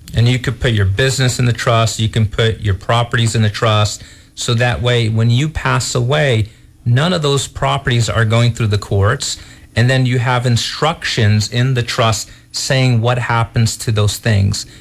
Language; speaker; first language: English; early bilingual, other home language; Portuguese